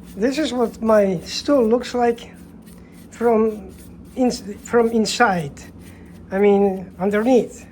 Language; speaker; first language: English; non-native, learner; Polish